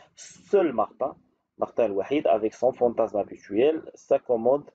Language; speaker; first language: French; non-native, local second language; Arabic